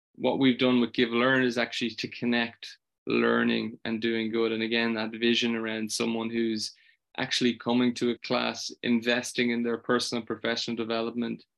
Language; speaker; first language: English; native; English